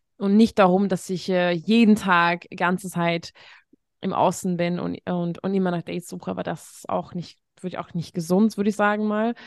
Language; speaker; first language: German; non-native, fluent; Hungarian